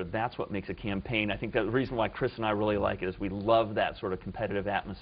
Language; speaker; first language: English; native; English